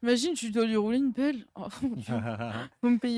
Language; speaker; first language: French; native; French